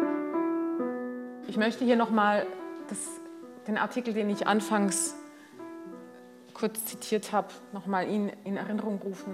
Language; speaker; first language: German; non-native, fluent; Hungarian